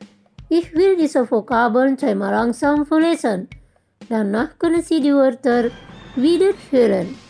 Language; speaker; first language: German; non-native, fluent; Indonesian